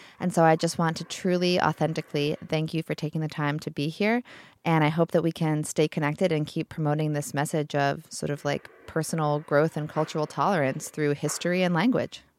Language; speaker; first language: English; native; English